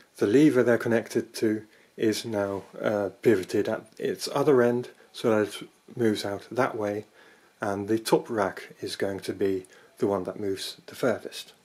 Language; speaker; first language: English; non-native, fluent; Dutch